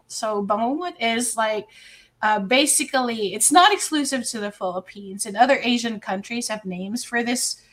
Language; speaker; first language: English; non-native, local second language; Filipino